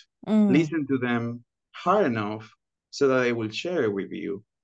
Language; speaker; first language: English; non-native, fluent; Spanish